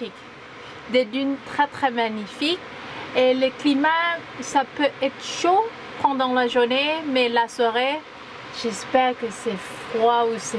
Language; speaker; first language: French; non-native, learner; Thai